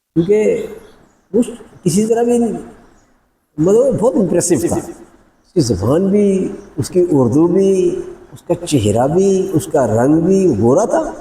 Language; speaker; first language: Urdu; native; Urdu